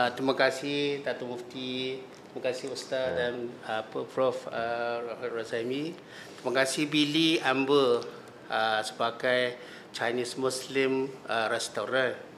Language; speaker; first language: Malay; non-native, fluent; Chinese